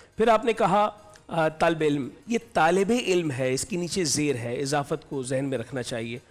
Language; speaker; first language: Urdu; native; Urdu